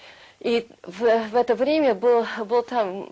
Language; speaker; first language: Russian; early bilingual, heritage; Russian